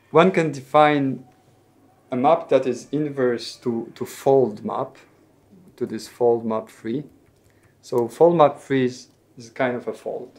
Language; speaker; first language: English; non-native, fluent; Polish